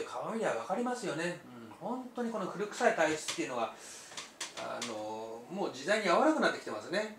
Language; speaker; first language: Japanese; native; Japanese